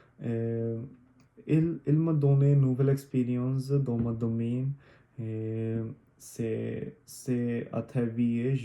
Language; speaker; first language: French; non-native, learner; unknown